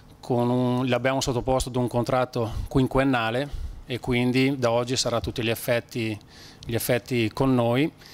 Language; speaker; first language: Italian; native; Italian